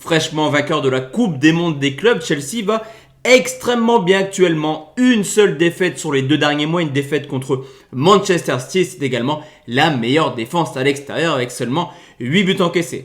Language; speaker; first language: French; native; French